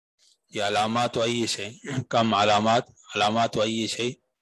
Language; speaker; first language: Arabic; non-native, fluent; Urdu